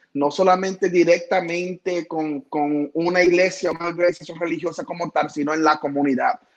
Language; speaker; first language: Spanish; early bilingual, heritage; Spanish